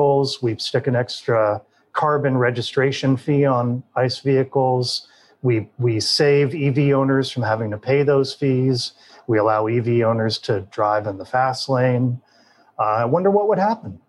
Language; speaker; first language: English; native; English